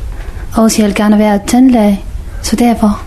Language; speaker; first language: Danish; non-native, learner; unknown